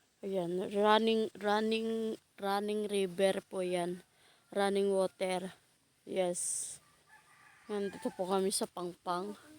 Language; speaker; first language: Filipino; non-native, local second language; Hiligaynon